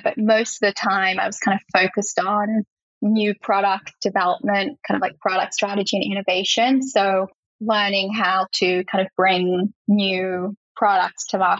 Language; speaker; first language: English; native; English